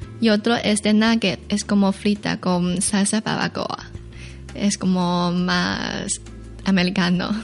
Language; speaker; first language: Spanish; non-native, learner; Chinese